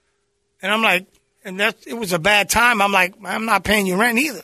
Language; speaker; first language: English; native; English